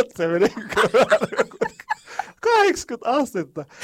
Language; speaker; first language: Finnish; non-native, learner; Arabic